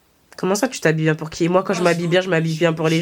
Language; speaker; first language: French; native; French